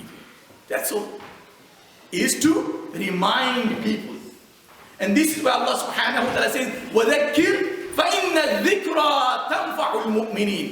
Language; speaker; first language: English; non-native, fluent; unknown